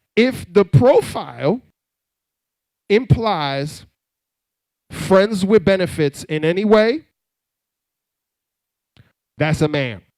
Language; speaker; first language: English; native; English